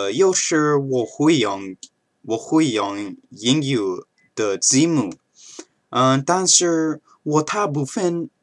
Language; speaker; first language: Chinese; non-native, learner; English